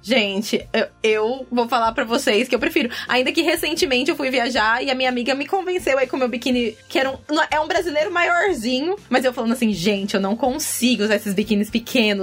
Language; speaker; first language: Portuguese; native; Portuguese